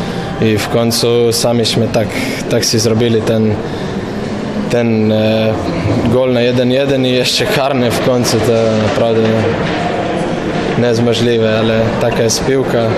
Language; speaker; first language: Polish; non-native, fluent; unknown